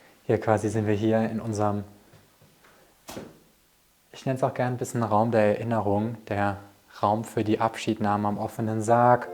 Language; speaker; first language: German; native; German